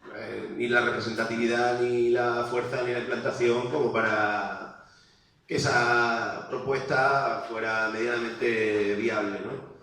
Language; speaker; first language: Spanish; native; Spanish